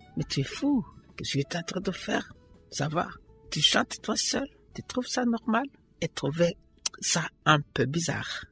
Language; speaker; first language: French; non-native, local second language; Rundi